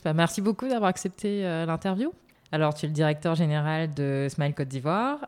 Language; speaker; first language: French; native; French